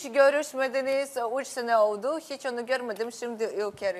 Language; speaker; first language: Turkish; non-native, learner; Russian